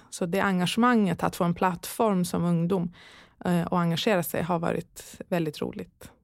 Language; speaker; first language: Swedish; early bilingual, other home language; Persian